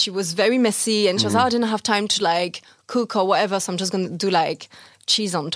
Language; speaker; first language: English; non-native, fluent; French